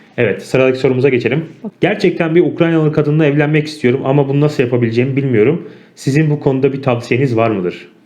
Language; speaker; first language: Turkish; native; Turkish